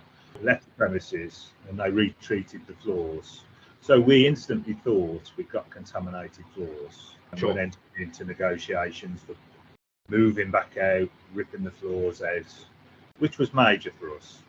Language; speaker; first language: English; native; English